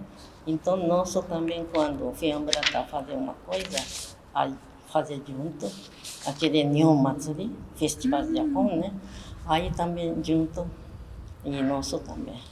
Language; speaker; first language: Portuguese; non-native, learner; Japanese